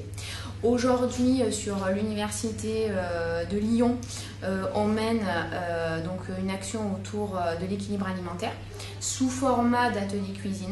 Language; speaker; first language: French; native; French